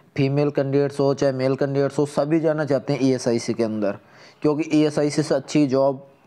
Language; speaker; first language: Hindi; native; Hindi